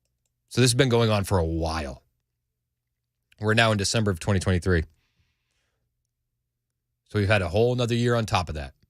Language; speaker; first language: English; native; English